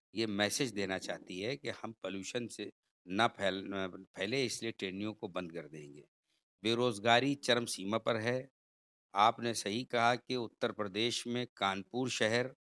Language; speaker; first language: Hindi; native; Hindi